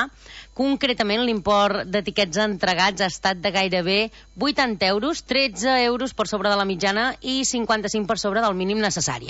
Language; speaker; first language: Catalan; native; Catalan